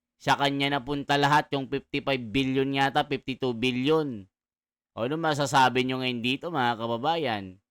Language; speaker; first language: Filipino; native; Filipino